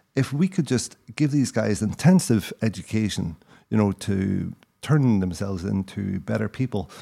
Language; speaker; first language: English; native; English